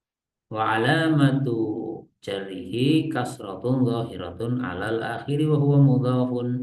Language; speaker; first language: Arabic; non-native, fluent; Indonesian